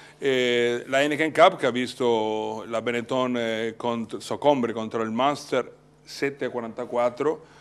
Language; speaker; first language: Italian; native; Italian